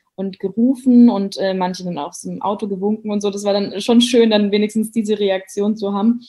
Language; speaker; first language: German; native; German